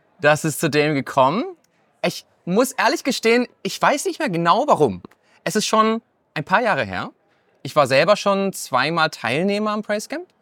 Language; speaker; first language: German; native; German